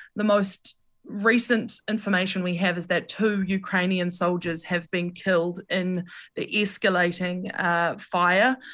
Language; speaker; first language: English; native; English